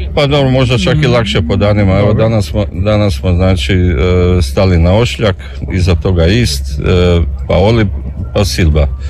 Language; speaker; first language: Croatian; native; Croatian